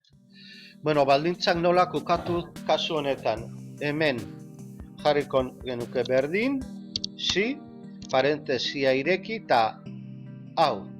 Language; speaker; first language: Basque; native; Basque